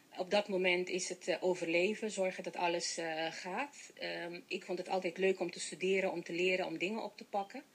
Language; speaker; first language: Dutch; non-native, local second language; Papiamento